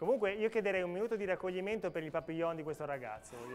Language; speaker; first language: Italian; native; Italian